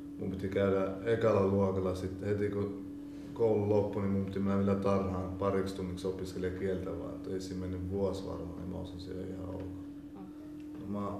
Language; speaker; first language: Finnish; early bilingual, other home language; Albanian